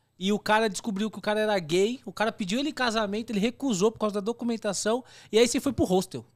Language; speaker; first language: Portuguese; native; Portuguese